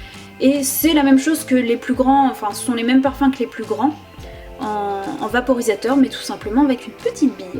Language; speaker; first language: French; native; French